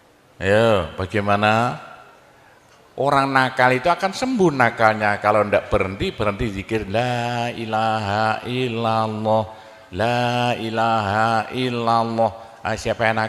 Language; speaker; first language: Indonesian; non-native, local second language; Javanese